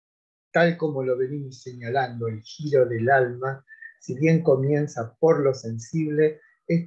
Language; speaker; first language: Spanish; native; Spanish